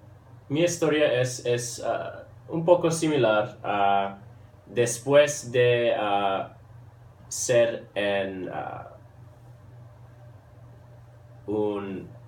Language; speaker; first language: Spanish; early bilingual, heritage; English